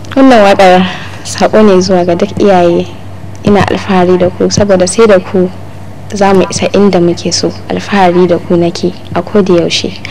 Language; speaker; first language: Hausa; non-native, local second language; Tamasheq